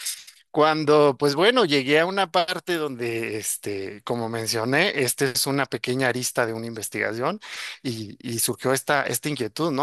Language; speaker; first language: Spanish; native; Spanish